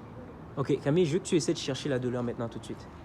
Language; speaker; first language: French; native; French